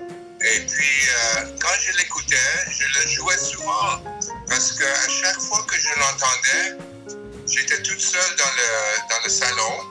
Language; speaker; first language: French; early bilingual, other home language; English